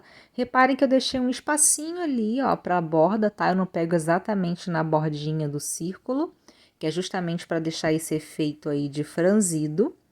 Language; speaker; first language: Portuguese; native; Portuguese